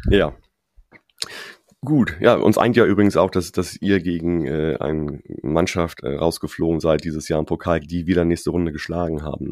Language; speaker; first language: German; native; German